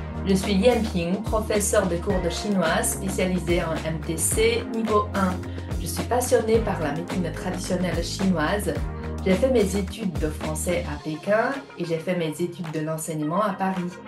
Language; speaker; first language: French; non-native, fluent; Chinese